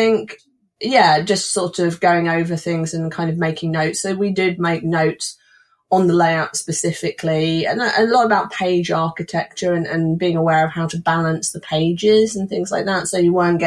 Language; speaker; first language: English; native; English